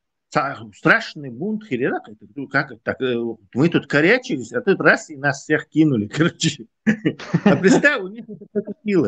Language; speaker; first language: Russian; non-native, local second language; Chechen